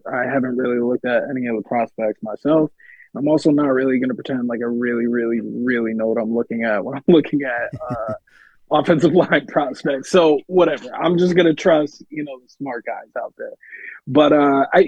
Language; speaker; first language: English; native; English